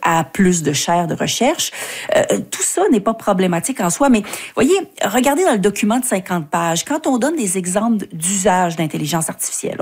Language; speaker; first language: French; native; French